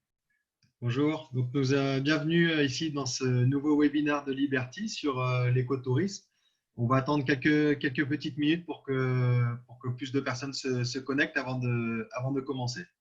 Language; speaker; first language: French; native; French